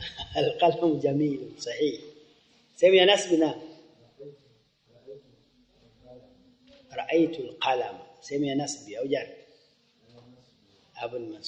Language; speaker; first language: Arabic; non-native, fluent; Swahili